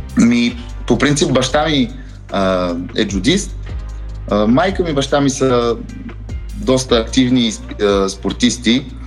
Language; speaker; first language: Bulgarian; early bilingual, heritage; Bulgarian